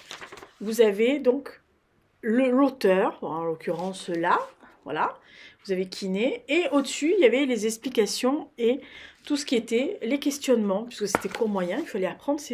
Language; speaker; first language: French; native; French